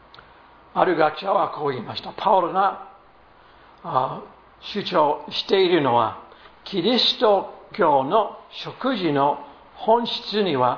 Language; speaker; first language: Japanese; non-native, fluent; English